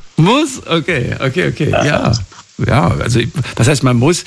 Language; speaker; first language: German; native; German